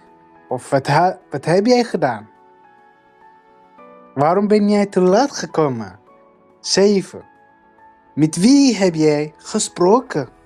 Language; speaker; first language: Dutch; non-native, learner; Tigrinya